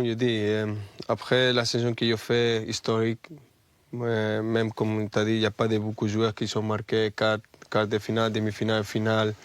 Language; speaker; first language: French; non-native, fluent; Spanish